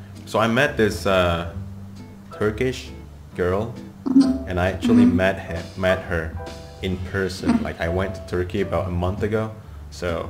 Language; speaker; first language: English; non-native, fluent; Indonesian